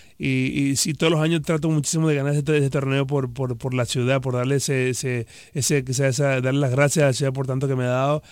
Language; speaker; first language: Spanish; native; Spanish